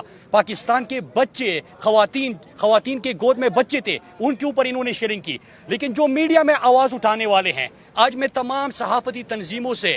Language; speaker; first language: Urdu; native; Urdu